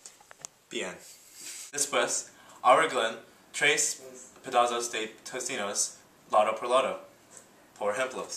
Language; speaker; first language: Spanish; non-native, learner; English